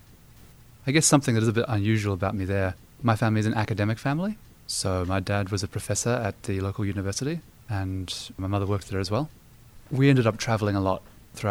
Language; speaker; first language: English; native; English